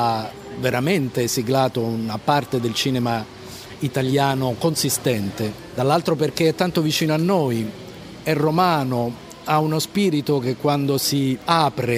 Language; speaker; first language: Italian; native; Italian